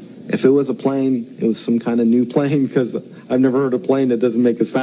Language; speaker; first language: English; native; English